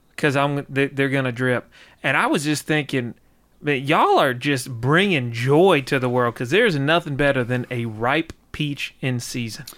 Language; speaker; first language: English; native; English